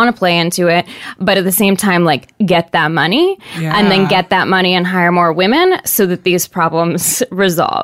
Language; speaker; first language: English; native; English